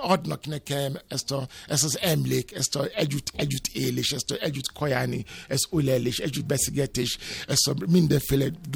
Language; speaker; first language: Hungarian; non-native, learner; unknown